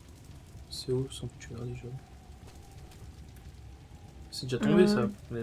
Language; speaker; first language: French; native; French